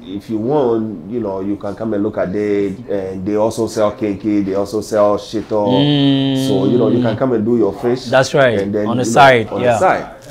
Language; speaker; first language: English; non-native, local second language; Ga